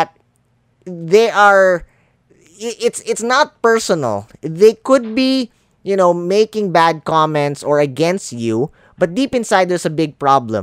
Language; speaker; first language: English; non-native, local second language; Filipino